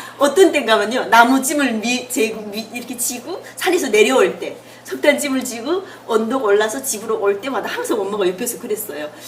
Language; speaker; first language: Korean; native; Korean